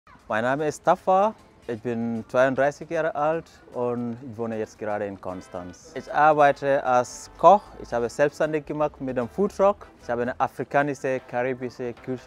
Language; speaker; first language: German; non-native, fluent; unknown